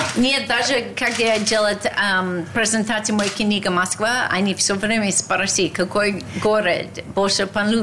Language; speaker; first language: Russian; non-native, fluent; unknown